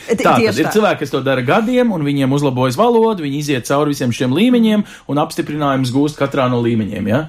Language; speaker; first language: Latvian; native; Latvian